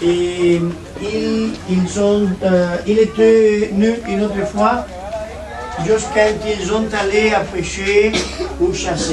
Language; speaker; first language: French; non-native, learner; Spanish